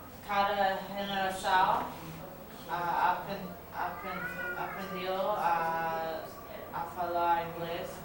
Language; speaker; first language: Portuguese; non-native, learner; English